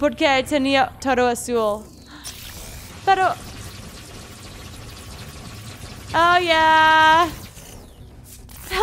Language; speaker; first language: Spanish; non-native, learner; English